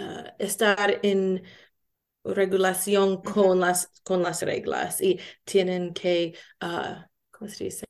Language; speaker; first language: Spanish; non-native, learner; English